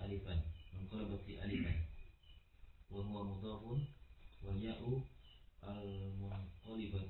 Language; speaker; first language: Arabic; non-native, learner; Indonesian